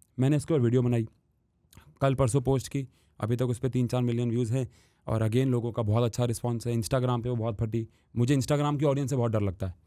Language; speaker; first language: Hindi; native; Hindi